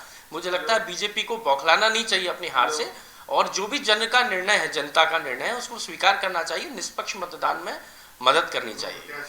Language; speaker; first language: Hindi; native; Hindi